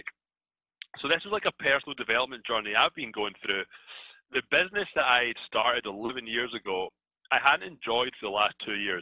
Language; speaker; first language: English; native; English